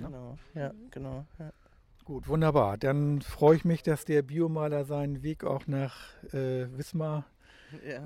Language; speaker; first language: German; native; German